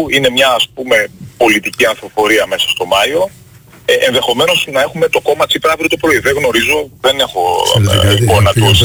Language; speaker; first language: Greek; native; Greek